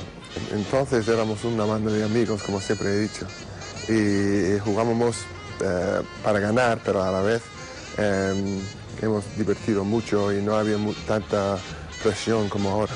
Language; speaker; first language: Spanish; non-native, fluent; English